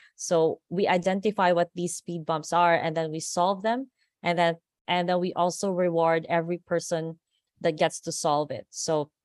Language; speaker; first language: English; non-native, local second language; Filipino